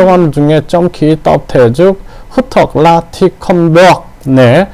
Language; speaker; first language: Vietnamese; non-native, learner; Korean